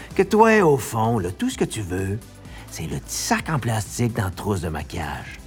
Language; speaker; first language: French; native; French